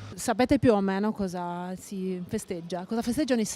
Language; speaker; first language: Italian; native; Italian